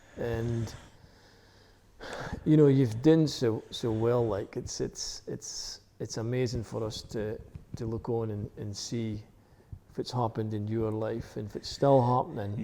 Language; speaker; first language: English; native; English